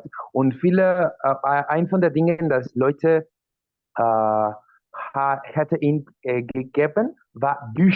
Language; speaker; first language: German; non-native, learner; Spanish